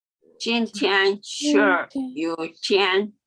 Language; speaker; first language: Chinese; non-native, learner; English